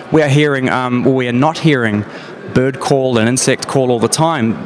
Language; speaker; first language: English; native; English